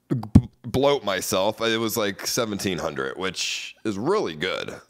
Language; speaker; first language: English; native; English